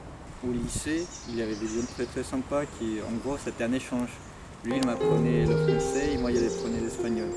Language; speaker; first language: French; non-native, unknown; Spanish